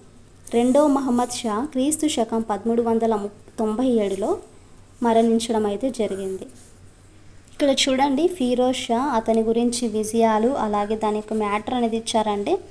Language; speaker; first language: Telugu; native; Telugu